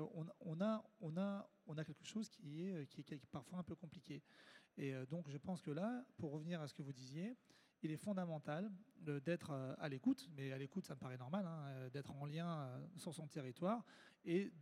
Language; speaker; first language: French; native; French